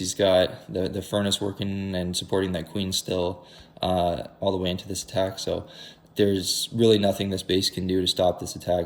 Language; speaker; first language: English; native; English